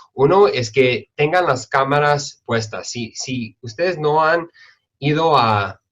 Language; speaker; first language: Spanish; early bilingual, heritage; Spanish